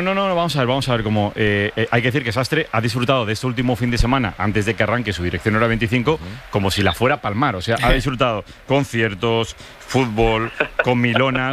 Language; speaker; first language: Spanish; native; Spanish